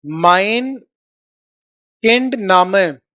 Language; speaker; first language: German; non-native, fluent; Hindi